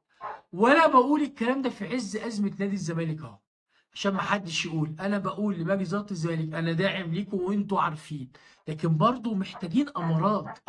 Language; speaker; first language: Arabic; native; Arabic